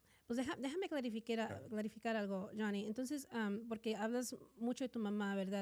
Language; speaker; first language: Spanish; native; Spanish